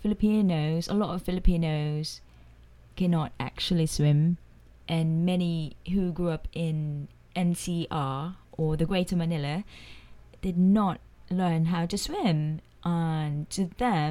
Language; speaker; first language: English; non-native, local second language; Filipino